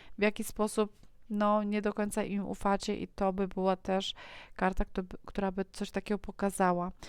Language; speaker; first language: Polish; native; Polish